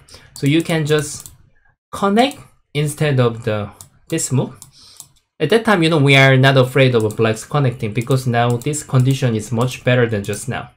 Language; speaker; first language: English; non-native, fluent; Korean